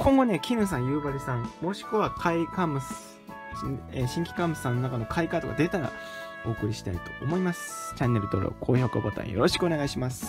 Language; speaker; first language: Japanese; native; Japanese